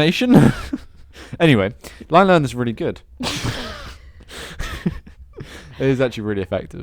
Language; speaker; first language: English; native; English